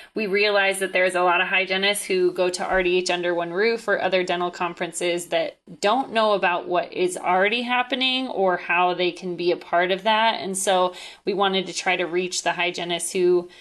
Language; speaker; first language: English; native; English